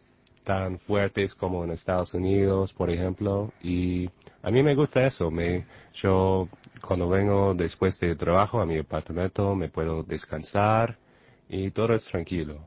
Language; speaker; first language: Spanish; non-native, learner; English